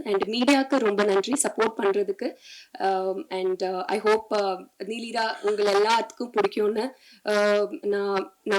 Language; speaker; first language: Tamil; non-native, learner; Telugu